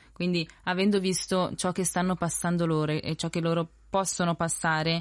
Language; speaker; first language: Italian; early bilingual, other home language; Spanish